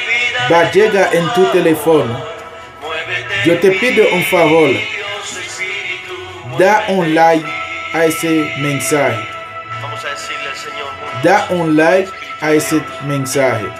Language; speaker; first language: Spanish; non-native, learner; Haitian Creole